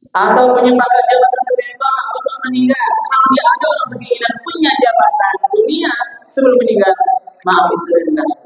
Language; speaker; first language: Indonesian; non-native, local second language; Minangkabau